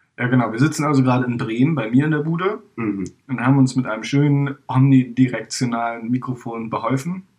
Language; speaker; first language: German; native; German